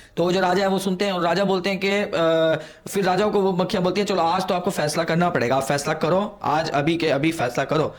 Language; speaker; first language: Hindi; non-native, local second language; Punjabi